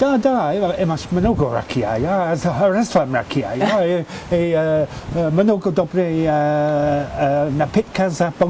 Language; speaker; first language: Bulgarian; non-native, learner; English